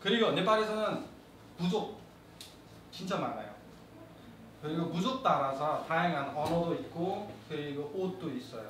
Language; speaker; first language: Korean; non-native, fluent; Nepali